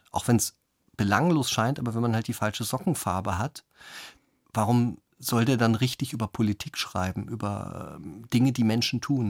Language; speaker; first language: German; native; German